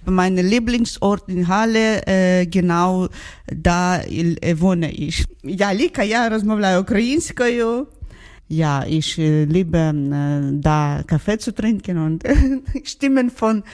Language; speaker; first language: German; non-native, learner; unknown